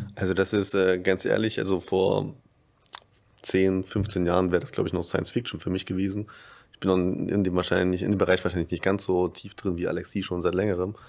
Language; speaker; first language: German; native; German